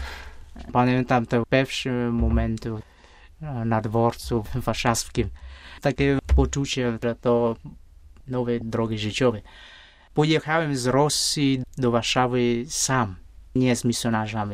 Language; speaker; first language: Polish; non-native, fluent; Vietnamese